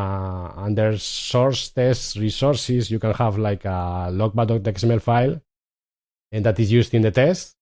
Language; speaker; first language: English; non-native, fluent; Spanish